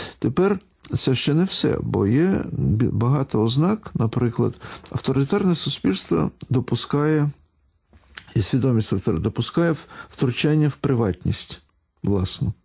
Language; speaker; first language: Ukrainian; non-native, local second language; Russian